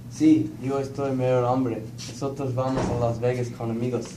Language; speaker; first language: Spanish; non-native, learner; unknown